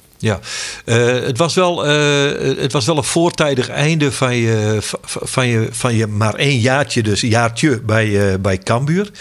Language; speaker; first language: Dutch; non-native, local second language; Western Frisian